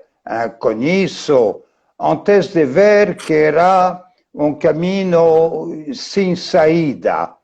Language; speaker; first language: Portuguese; non-native, fluent; French